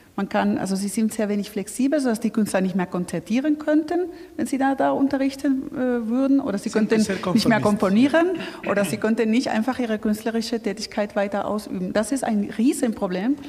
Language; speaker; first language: German; non-native, fluent; Spanish